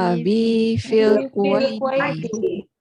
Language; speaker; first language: Arabic; non-native, learner; Indonesian